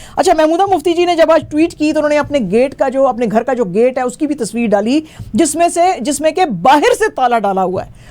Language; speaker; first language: Urdu; non-native, local second language; Punjabi